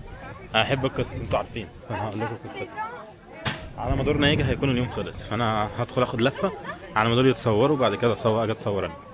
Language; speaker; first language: Arabic; native; Arabic